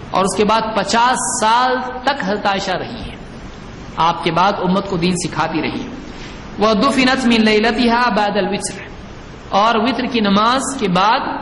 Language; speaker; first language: Urdu; native; Urdu